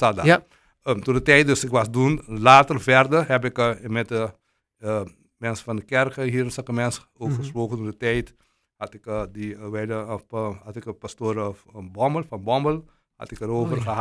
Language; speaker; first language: Dutch; non-native, local second language; Papiamento